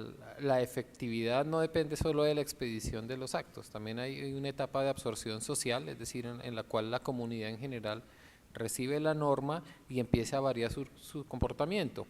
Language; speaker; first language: Spanish; native; Spanish